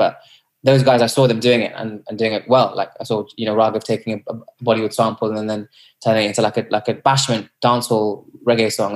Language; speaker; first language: English; native; English